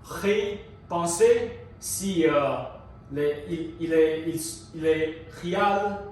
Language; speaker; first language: French; non-native, learner; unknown